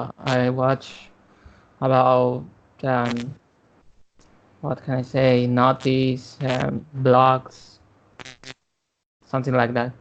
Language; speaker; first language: English; non-native, learner; Spanish